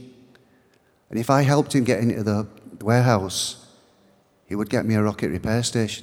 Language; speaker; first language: English; native; English